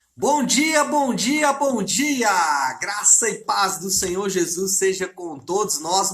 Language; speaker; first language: Portuguese; native; Portuguese